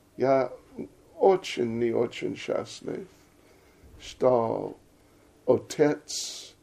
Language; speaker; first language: Russian; non-native, learner; English